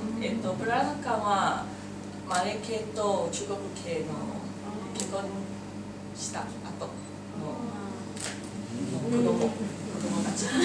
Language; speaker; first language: Japanese; non-native, learner; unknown